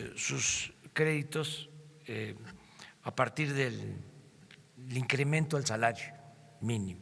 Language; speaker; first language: Spanish; native; Spanish